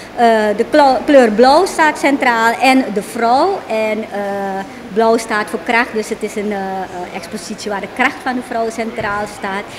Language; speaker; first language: Dutch; native; Dutch